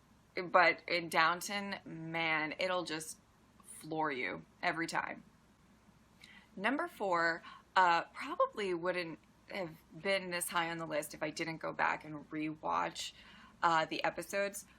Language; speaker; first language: English; native; English